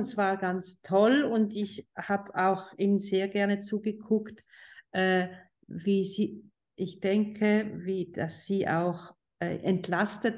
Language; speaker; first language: German; non-native, fluent; English